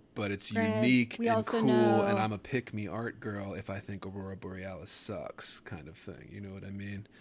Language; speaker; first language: English; native; English